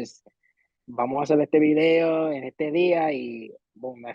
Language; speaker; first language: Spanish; early bilingual, heritage; Spanish